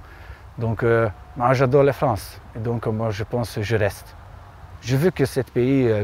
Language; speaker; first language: French; non-native, learner; Hungarian